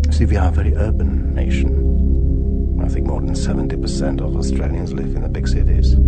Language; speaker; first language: English; non-native, fluent; Czech